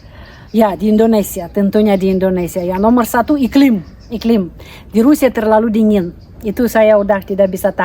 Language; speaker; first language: Indonesian; non-native, fluent; Russian